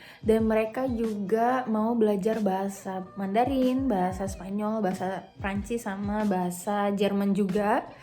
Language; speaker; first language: Indonesian; native; Indonesian